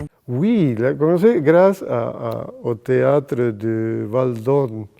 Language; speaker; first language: French; non-native, fluent; Spanish